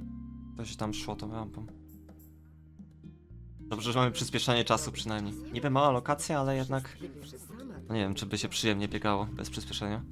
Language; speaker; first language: Polish; native; Polish